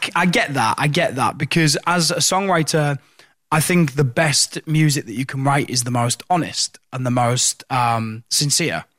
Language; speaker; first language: English; native; English